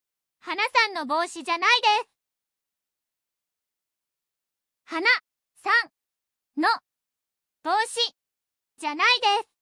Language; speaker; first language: Japanese; non-native, learner; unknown